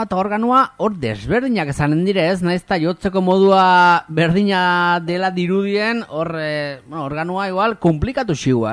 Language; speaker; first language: Basque; native; Basque